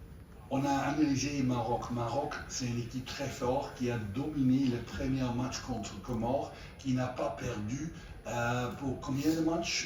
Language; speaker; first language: French; non-native, learner; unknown